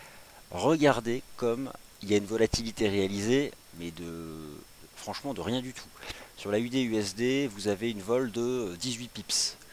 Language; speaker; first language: French; native; French